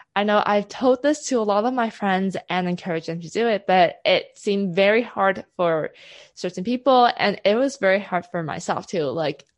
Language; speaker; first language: English; non-native, local second language; Cantonese